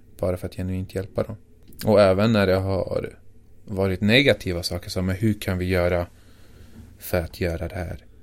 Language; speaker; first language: Swedish; native; Swedish